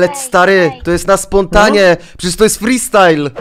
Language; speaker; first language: Polish; native; Polish